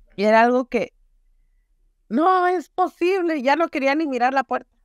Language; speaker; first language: Spanish; native; Spanish